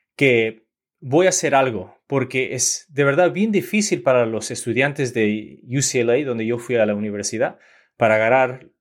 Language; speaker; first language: Spanish; early bilingual, heritage; Spanish